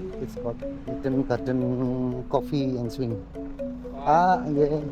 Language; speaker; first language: English; non-native, learner; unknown